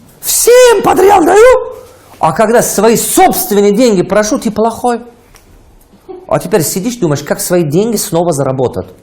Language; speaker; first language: Russian; non-native, local second language; Tajik